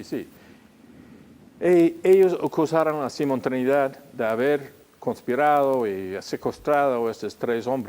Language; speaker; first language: Spanish; non-native, fluent; English